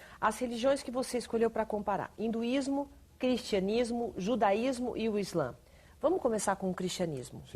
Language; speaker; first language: Portuguese; native; Portuguese